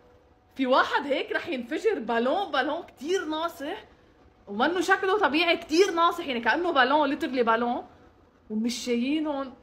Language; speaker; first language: Arabic; native; Arabic